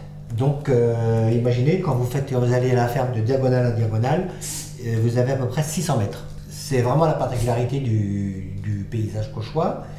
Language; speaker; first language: French; native; French